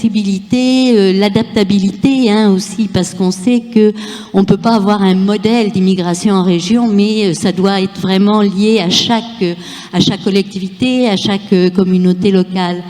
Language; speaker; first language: French; native; French